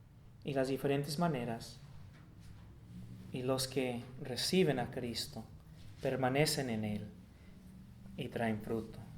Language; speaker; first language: Spanish; non-native, fluent; English